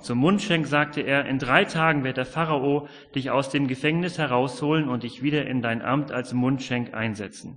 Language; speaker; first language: German; native; German